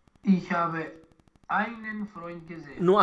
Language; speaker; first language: German; non-native, learner; Romanian